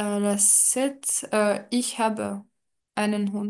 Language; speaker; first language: German; non-native, learner; French